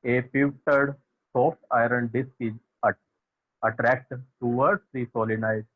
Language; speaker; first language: English; non-native, local second language; Punjabi